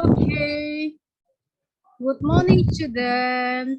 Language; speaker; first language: English; non-native, learner; Indonesian